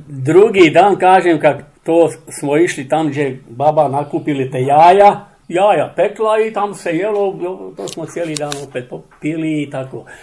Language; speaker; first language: Serbian; non-native, local second language; Czech